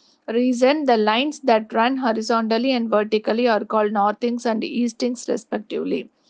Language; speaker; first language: English; non-native, local second language; Tamil